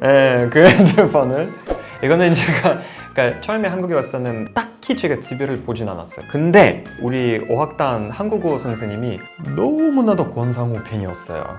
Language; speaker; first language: Korean; non-native, fluent; Russian